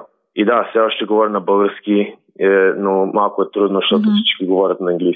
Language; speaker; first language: Bulgarian; early bilingual, heritage; Bulgarian